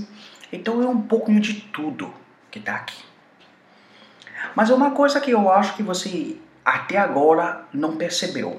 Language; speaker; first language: Portuguese; non-native, fluent; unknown